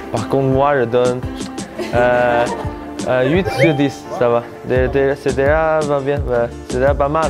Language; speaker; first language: French; early bilingual, heritage; French